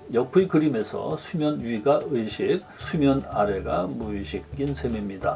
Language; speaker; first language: Korean; native; Korean